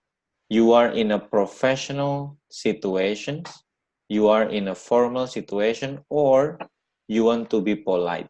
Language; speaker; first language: English; non-native, learner; Indonesian